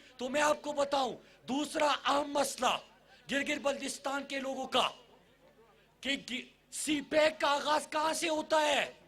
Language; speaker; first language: Urdu; non-native, local second language; Pashto